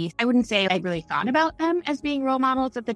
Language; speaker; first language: English; native; English